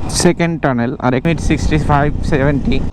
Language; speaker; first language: Hindi; non-native, learner; Bangla